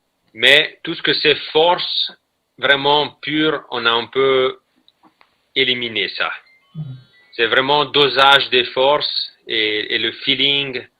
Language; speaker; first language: French; non-native, fluent; Italian